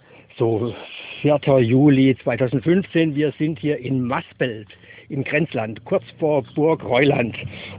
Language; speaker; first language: German; native; German